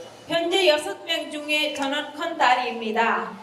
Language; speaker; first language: Korean; non-native, learner; Hindi